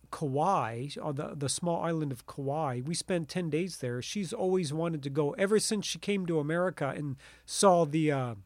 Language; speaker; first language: English; native; English